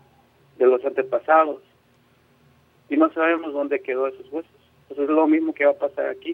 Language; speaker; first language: Spanish; non-native, local second language; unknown